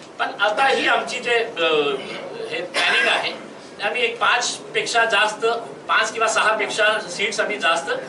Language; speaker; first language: Marathi; non-native, local second language; Urdu